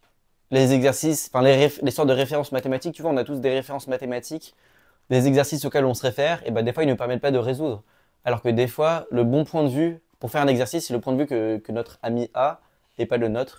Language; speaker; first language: French; native; French